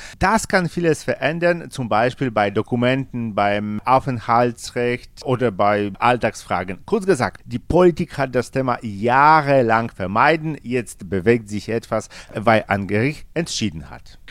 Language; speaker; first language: German; non-native, fluent; Polish